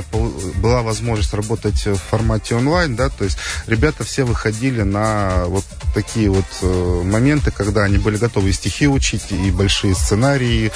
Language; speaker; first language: Russian; native; Russian